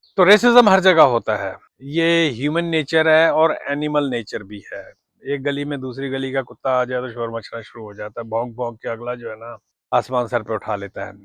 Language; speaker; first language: Urdu; native; Urdu